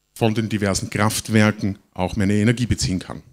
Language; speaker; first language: German; native; German